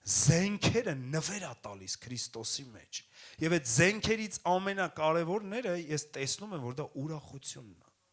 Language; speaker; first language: Armenian; native; Armenian